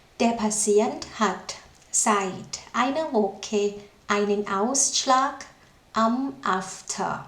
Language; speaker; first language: German; non-native, fluent; Thai